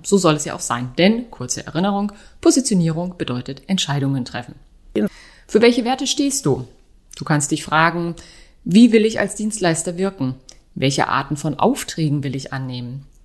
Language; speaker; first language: German; native; German